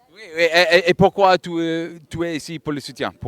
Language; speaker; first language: French; non-native, learner; English